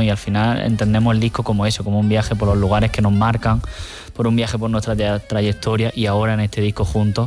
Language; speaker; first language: Spanish; native; Spanish